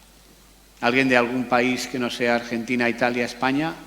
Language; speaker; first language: Spanish; native; Spanish